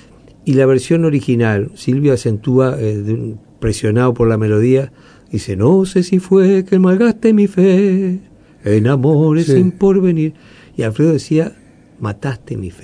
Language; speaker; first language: Spanish; native; Spanish